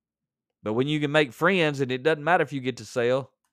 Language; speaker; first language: English; native; English